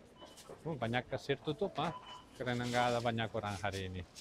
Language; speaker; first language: Indonesian; non-native, learner; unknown